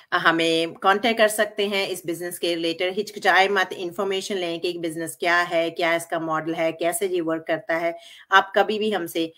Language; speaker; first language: Hindi; non-native, local second language; Punjabi